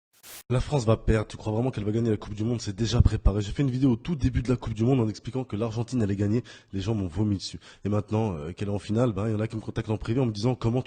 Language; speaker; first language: French; native; French